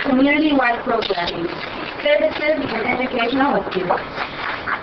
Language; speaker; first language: English; non-native, fluent; Hebrew